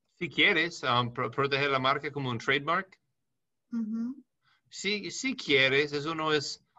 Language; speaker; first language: Spanish; non-native, learner; English